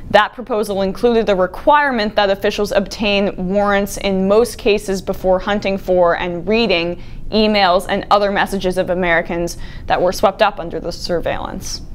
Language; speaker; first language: English; native; English